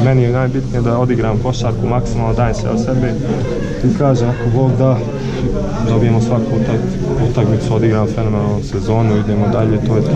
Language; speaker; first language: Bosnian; early bilingual, heritage; Croatian